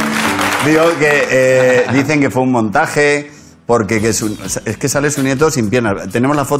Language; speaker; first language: Spanish; native; Spanish